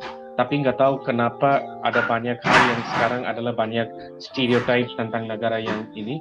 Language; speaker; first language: Indonesian; non-native, fluent; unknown